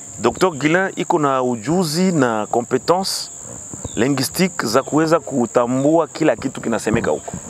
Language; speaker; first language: Swahili; native; Swahili